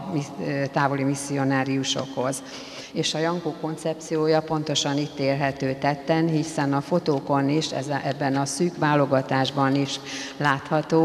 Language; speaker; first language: Hungarian; native; Hungarian